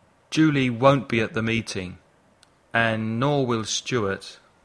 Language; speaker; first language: English; native; English